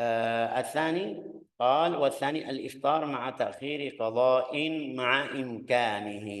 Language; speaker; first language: Arabic; native; Arabic